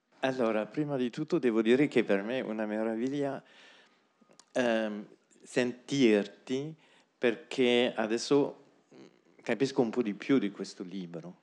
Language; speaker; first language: Italian; non-native, fluent; French